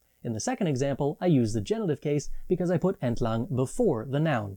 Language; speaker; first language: English; native; English